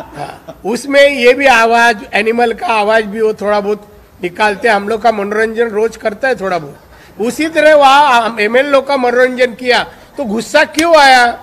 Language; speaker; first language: Hindi; non-native, local second language; Marathi